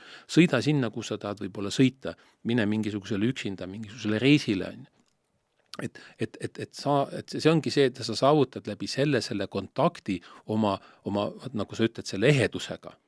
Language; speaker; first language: Estonian; native; Estonian